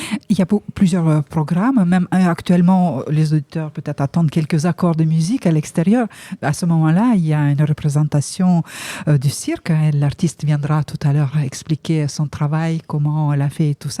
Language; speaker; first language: French; native; French